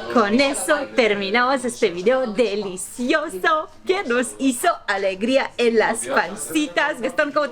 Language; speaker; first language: Spanish; non-native, fluent; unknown